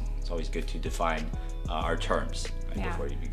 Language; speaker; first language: English; native; English